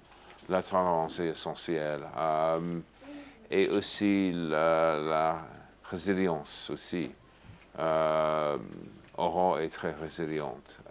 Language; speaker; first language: French; non-native, fluent; English